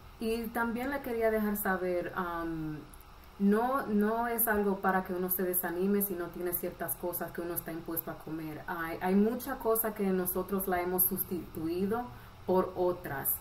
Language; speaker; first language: Spanish; early bilingual, heritage; Spanish